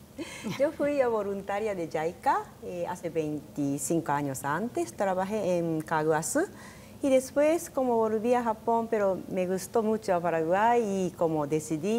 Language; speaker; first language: Spanish; non-native, learner; Japanese